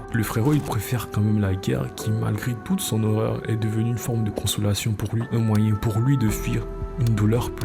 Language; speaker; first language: French; native; French